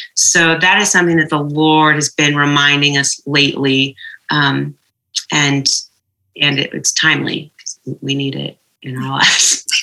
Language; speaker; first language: English; native; English